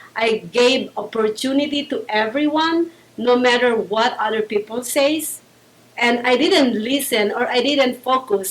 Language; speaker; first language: English; non-native, local second language; Filipino